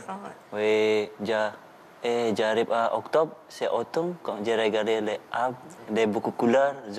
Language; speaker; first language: French; non-native, learner; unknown